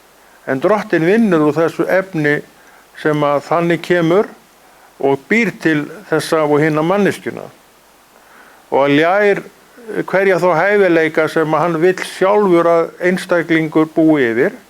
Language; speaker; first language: Icelandic; native; Icelandic